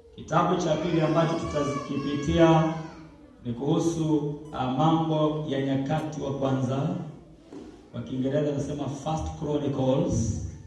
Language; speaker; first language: Swahili; non-native, local second language; Luyia